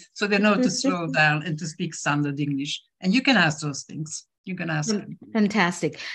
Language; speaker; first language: English; non-native, fluent; French